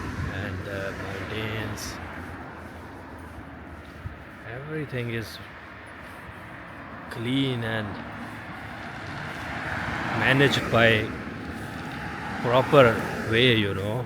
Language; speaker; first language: English; non-native, local second language; Urdu